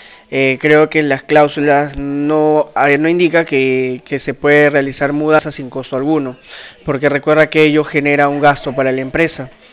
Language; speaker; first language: Spanish; native; Spanish